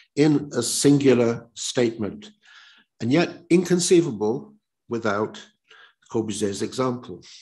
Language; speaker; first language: English; native; English